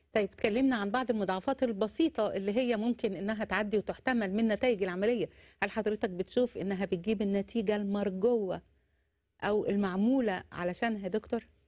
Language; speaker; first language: Arabic; native; Arabic